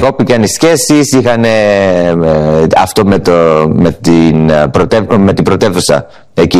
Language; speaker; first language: Greek; early bilingual, heritage; English